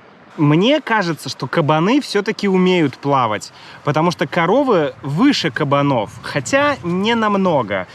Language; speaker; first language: Russian; native; Russian